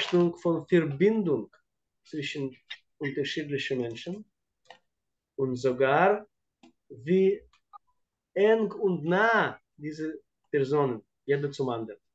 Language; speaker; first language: German; non-native, fluent; Russian